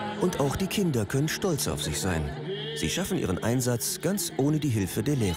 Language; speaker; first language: German; native; German